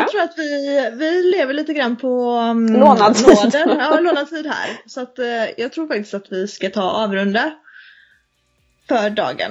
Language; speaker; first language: Swedish; native; Swedish